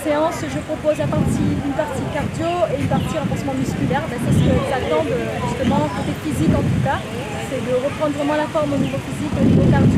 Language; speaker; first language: French; native; French